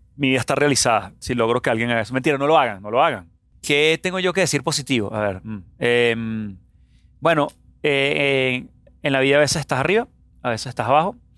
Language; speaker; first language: Spanish; native; Spanish